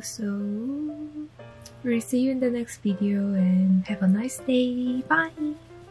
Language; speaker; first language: English; non-native, learner; Korean